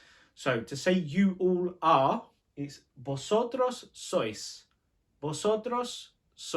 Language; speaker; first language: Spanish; non-native, fluent; English